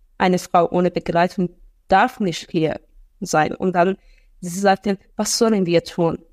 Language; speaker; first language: German; non-native, fluent; Persian